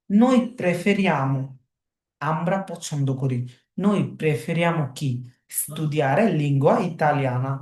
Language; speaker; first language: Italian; non-native, fluent; Bangla